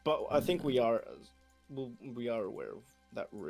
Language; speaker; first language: English; native; English